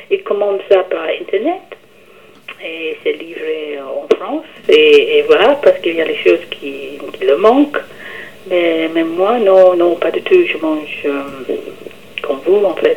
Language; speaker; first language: French; non-native, fluent; English